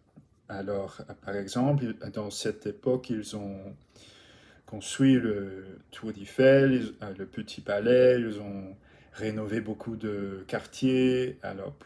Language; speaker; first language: French; non-native, learner; English